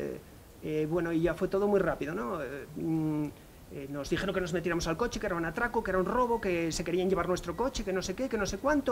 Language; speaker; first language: Spanish; native; Spanish